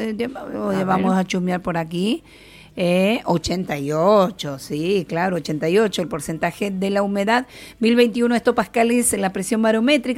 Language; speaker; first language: Spanish; native; Spanish